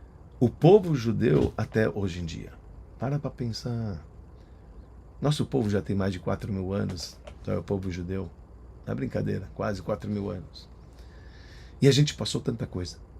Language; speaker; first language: Portuguese; native; Portuguese